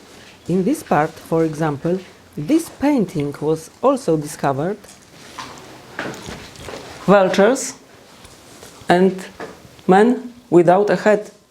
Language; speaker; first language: English; non-native, fluent; Polish